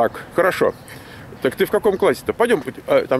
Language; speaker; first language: Russian; native; Russian